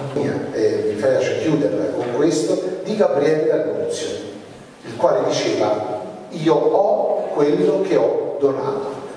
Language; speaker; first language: Italian; native; Italian